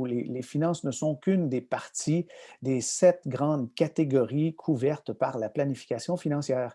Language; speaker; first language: French; native; French